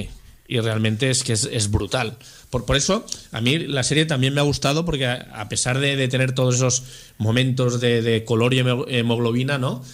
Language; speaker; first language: Spanish; native; Spanish